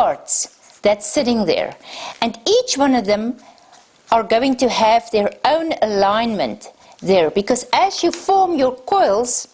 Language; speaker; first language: English; non-native, local second language; Afrikaans